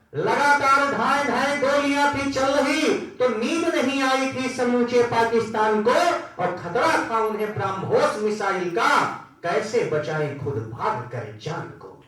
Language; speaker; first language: Hindi; native; Hindi